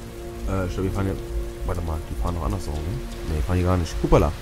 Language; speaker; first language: German; native; German